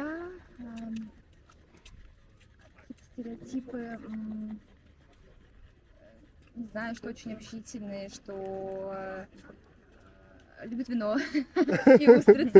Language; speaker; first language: Russian; native; Russian